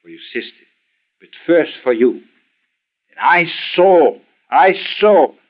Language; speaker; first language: English; non-native, learner; Dutch